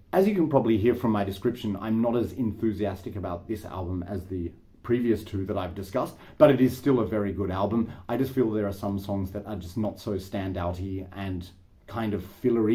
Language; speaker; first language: English; native; English